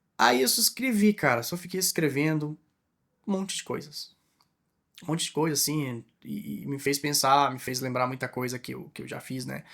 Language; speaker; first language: Portuguese; non-native, fluent; Spanish